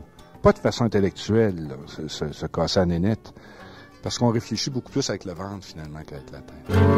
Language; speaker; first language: French; native; French